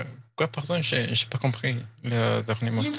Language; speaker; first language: French; non-native, learner; Spanish